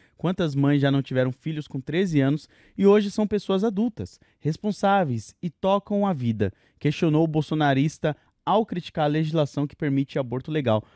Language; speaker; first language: Portuguese; native; Portuguese